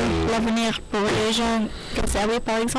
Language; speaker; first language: French; non-native, learner; Arabic